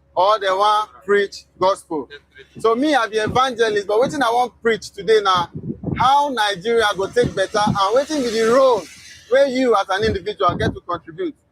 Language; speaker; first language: Nigerian Pidgin; native; Nigerian Pidgin